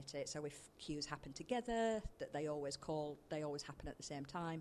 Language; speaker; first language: English; native; English